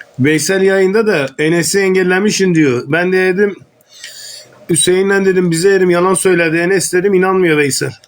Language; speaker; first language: Turkish; native; Turkish